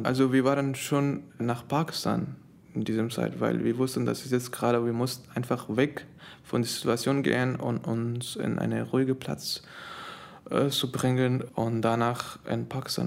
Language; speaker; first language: German; non-native, learner; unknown